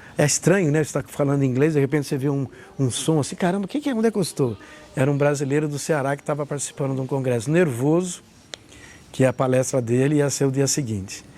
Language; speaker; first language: Portuguese; native; Portuguese